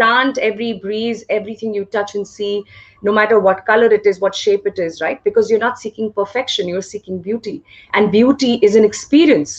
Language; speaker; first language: English; non-native, local second language; Hindi